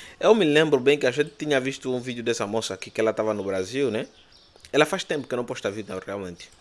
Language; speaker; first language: Portuguese; native; Portuguese